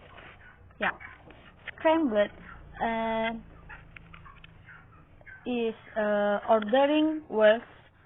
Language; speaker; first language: English; non-native, learner; Indonesian